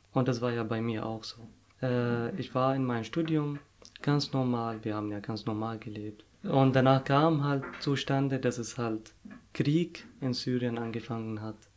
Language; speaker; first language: German; non-native, fluent; Arabic